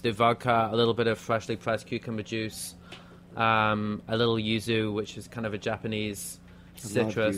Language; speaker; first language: English; native; English